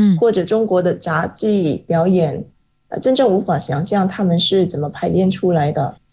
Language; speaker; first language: Chinese; non-native, fluent; Indonesian